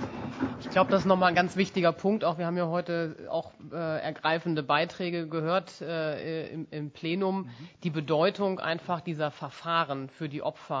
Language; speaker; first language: German; native; German